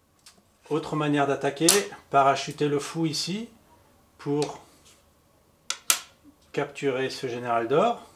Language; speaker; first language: French; native; French